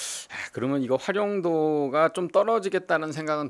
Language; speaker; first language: Korean; native; Korean